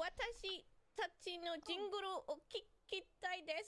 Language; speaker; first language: Japanese; non-native, learner; English